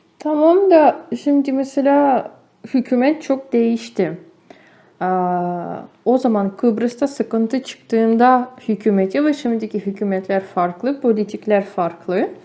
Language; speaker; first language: Turkish; non-native, fluent; Russian